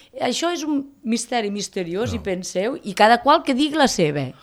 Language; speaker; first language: Catalan; native; Catalan